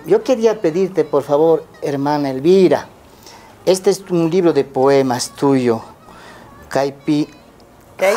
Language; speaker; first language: Spanish; native; Spanish